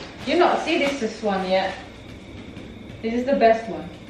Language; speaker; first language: English; non-native, learner; Indonesian